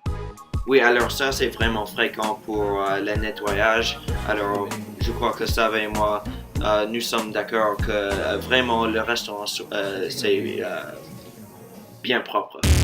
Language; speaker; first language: French; non-native, fluent; English